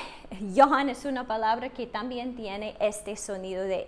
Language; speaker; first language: Spanish; non-native, fluent; English